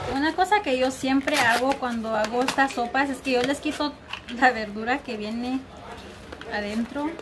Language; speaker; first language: Spanish; early bilingual, heritage; Spanish